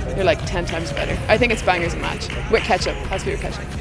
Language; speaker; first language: English; native; English